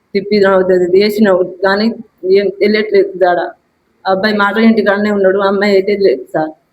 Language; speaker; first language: Telugu; non-native, local second language; Lambadi